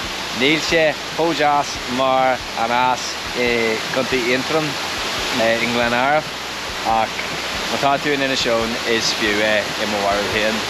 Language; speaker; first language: Irish; non-native, local second language; English